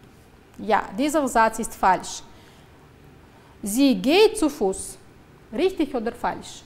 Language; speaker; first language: German; non-native, fluent; Uzbek